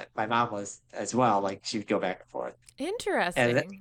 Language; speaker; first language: English; native; English